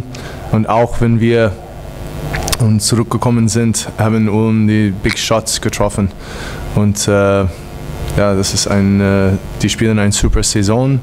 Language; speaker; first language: German; non-native, fluent; English